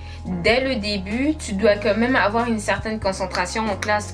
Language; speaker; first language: French; native; French